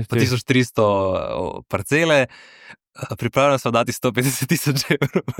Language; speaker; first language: Slovenian; early bilingual, other home language; Serbian